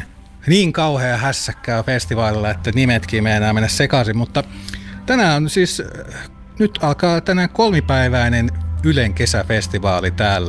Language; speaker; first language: Finnish; native; Finnish